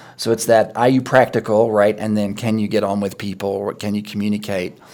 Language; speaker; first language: English; native; English